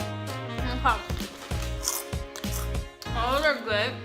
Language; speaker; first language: English; native; English